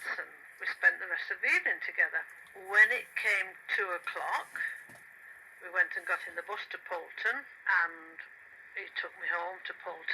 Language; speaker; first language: English; native; English